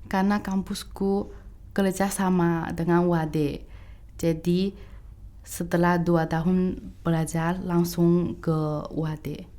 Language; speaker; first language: Indonesian; non-native, fluent; Chinese